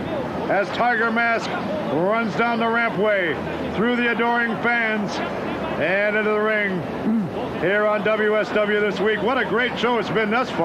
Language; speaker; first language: English; native; English